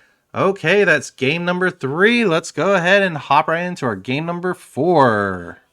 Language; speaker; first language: English; native; English